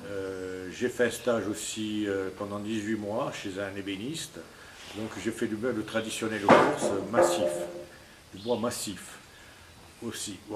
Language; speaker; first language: French; native; French